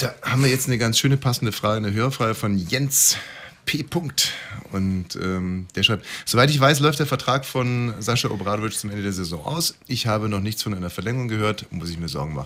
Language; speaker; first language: German; native; German